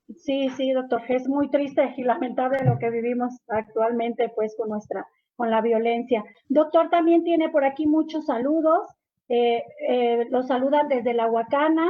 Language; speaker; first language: Spanish; native; Spanish